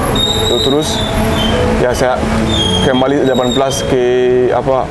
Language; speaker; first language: Indonesian; non-native, learner; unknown